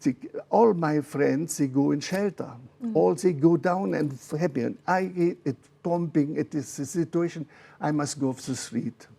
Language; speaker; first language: English; non-native, learner; German